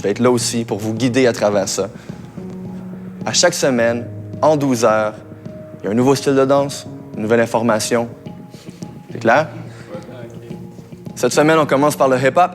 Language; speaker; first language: French; native; French